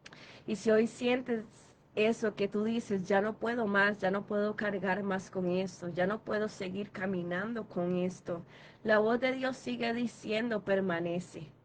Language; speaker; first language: Spanish; native; Spanish